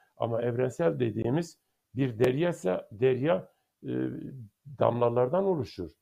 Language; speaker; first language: Turkish; non-native, local second language; Zaza